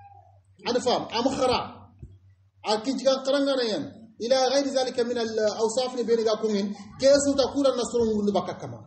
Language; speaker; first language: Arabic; non-native, fluent; Soninke